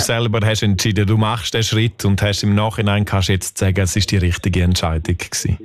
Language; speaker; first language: German; native; German